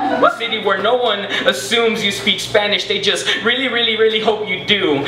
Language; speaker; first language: English; native; English